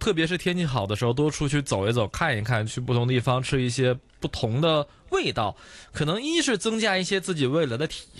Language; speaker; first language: Chinese; native; Chinese